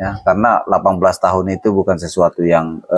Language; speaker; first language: Indonesian; native; Indonesian